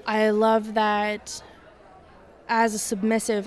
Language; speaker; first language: English; native; English